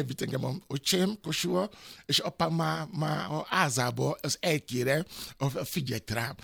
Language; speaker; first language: Hungarian; non-native, learner; Albanian